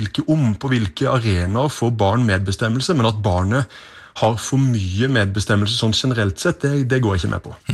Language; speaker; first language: Norwegian; native; Norwegian